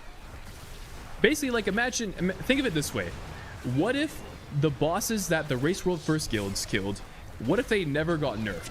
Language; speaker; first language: English; native; English